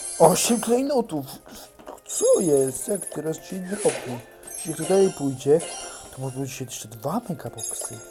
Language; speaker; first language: Polish; native; Polish